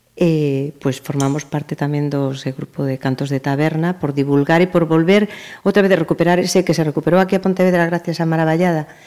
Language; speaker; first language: Galician; native; Galician